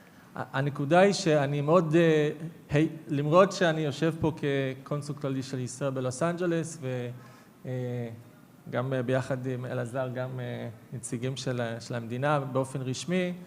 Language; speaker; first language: Hebrew; non-native, fluent; English